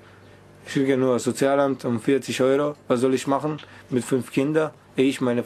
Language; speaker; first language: German; non-native, learner; Romany